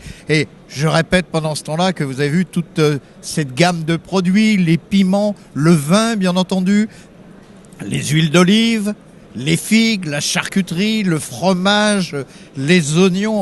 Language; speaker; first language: French; native; French